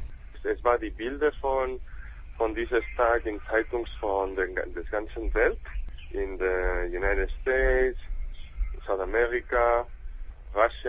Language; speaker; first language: German; non-native, learner; Spanish